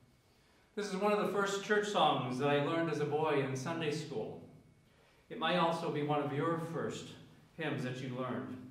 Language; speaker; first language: English; native; English